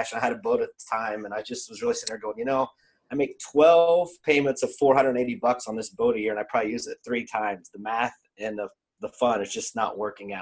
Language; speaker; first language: English; native; English